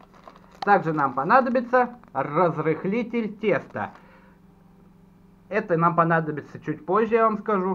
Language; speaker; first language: Russian; native; Russian